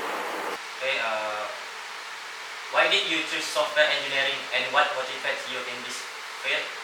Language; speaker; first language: English; non-native, learner; Indonesian